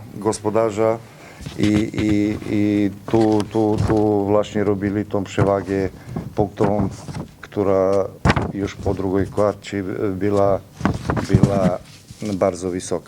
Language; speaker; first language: Polish; non-native, learner; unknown